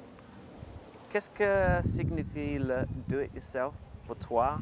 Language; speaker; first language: French; non-native, learner; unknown